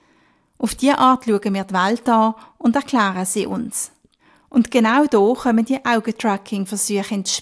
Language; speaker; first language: German; native; German